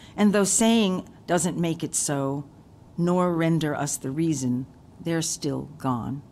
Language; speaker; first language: English; native; English